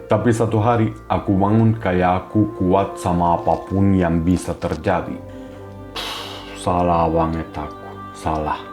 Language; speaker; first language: Indonesian; non-native, fluent; Spanish